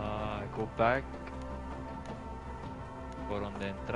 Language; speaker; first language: Spanish; early bilingual, other home language; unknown